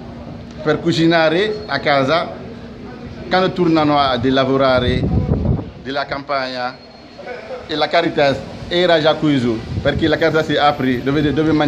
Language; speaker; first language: Italian; non-native, learner; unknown